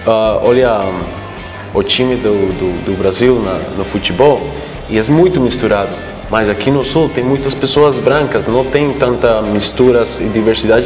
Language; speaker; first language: Portuguese; non-native, fluent; Spanish